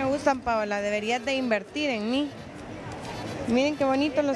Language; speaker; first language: Spanish; native; Spanish